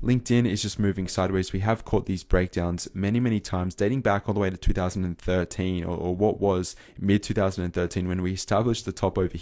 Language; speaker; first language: English; native; English